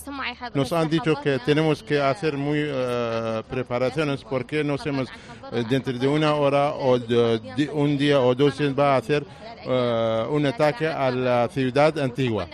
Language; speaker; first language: Spanish; non-native, fluent; Arabic